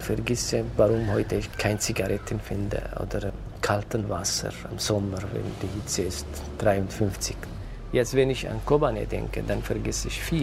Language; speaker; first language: German; non-native, fluent; Kurdish